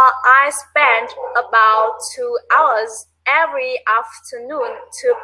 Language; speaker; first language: English; non-native, learner; Vietnamese